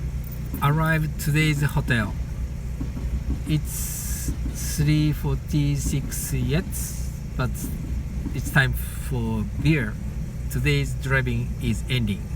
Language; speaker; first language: English; non-native, learner; Japanese